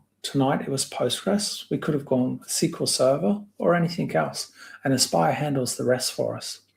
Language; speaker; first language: English; native; English